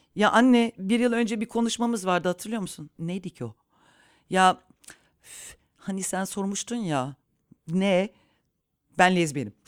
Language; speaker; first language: Turkish; early bilingual, heritage; Turkish